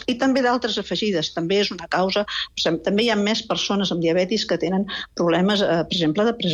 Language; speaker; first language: Catalan; native; Catalan